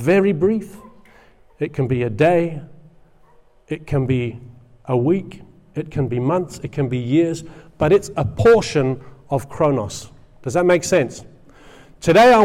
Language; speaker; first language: English; native; English